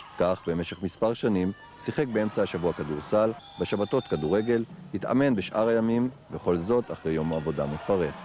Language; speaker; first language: Hebrew; native; Hebrew